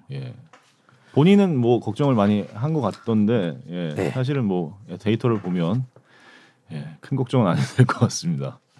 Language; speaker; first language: Korean; native; Korean